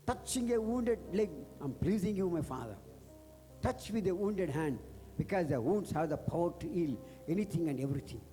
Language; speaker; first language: English; non-native, local second language; Telugu